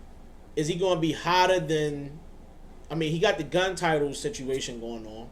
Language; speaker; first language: English; native; English